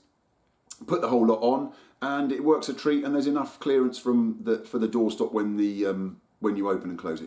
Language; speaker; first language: English; native; English